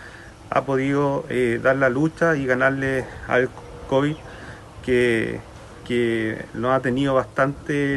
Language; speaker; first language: Spanish; native; Spanish